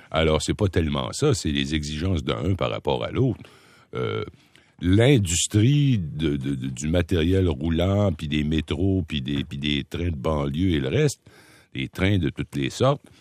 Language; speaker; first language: French; native; French